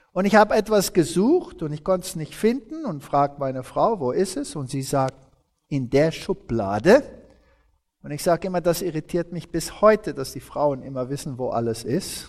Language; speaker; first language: German; early bilingual, heritage; German